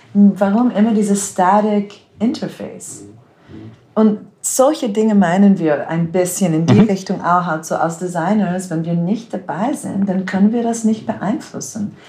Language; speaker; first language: German; non-native, fluent; English